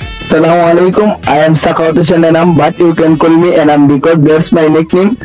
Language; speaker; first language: English; non-native, learner; Bangla